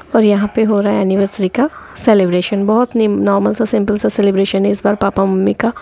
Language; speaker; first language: Hindi; non-native, local second language; Odia